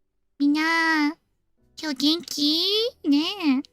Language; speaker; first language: Japanese; non-native, learner; English